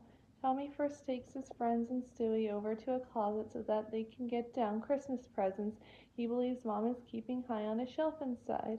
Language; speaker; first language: English; native; English